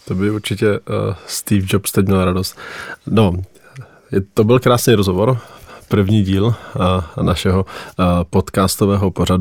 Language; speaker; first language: Czech; native; Czech